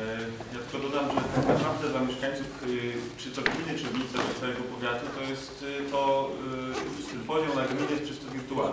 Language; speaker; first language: Polish; native; Polish